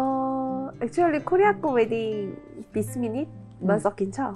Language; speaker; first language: Nepali; non-native, learner; Korean